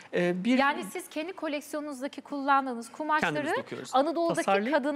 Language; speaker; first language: Turkish; native; Turkish